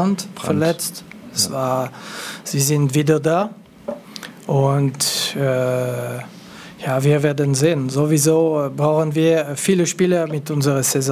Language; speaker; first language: German; non-native, local second language; French